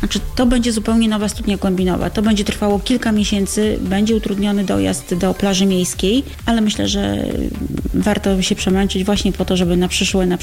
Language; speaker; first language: Polish; native; Polish